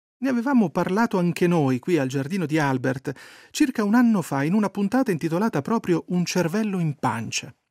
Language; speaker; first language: Italian; native; Italian